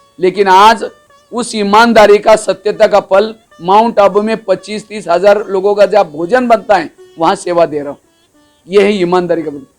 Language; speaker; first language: Hindi; non-native, local second language; Marathi